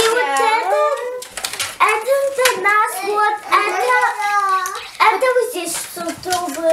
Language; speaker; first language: Russian; early bilingual, heritage; Russian